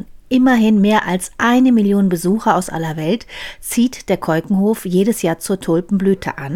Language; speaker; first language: German; native; German